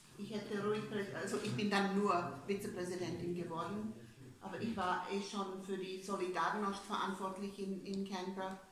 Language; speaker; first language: German; non-native, fluent; English